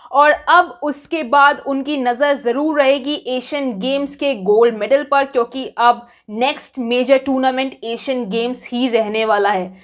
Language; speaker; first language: Hindi; native; Hindi